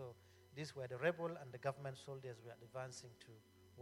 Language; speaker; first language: English; non-native, local second language; Acoli